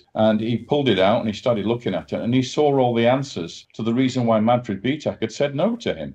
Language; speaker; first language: English; native; English